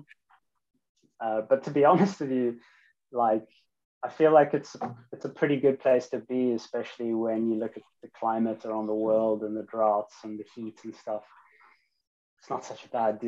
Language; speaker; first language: English; native; English